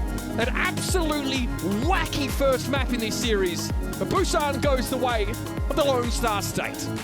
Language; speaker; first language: English; native; English